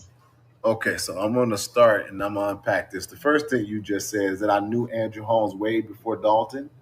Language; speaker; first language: English; native; English